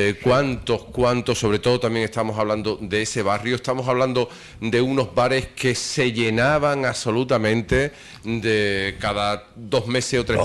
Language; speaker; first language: Spanish; native; Spanish